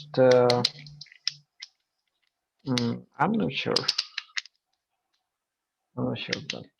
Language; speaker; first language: English; non-native, learner; Spanish